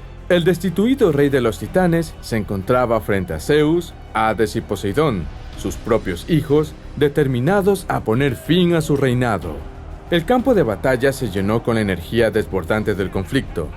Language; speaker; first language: Spanish; native; Spanish